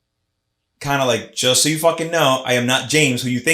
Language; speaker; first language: English; native; English